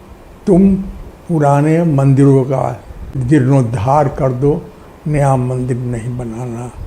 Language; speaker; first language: Hindi; native; Hindi